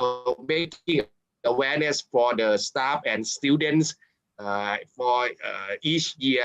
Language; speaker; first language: English; non-native, fluent; Thai